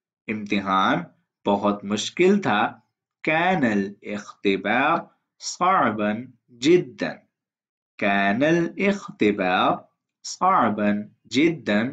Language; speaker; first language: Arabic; non-native, fluent; Urdu